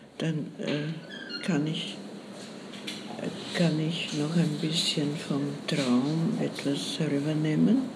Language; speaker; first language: German; native; German